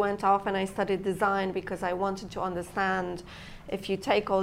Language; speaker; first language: English; non-native, fluent; Romanian